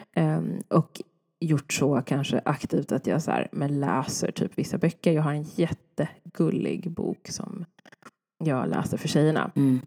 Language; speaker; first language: Swedish; native; Swedish